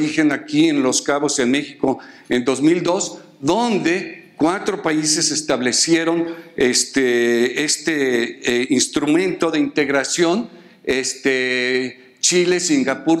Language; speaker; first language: Spanish; native; Spanish